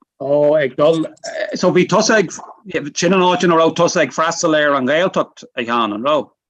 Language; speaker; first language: Irish; non-native, local second language; English